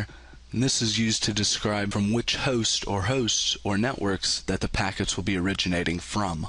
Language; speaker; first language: English; native; English